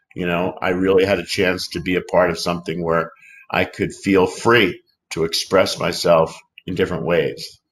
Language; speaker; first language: English; native; English